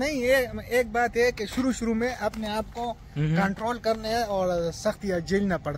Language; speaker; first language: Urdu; non-native, local second language; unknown